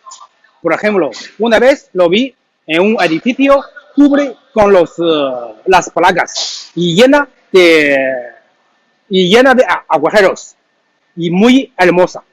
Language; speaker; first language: Spanish; non-native, learner; Chinese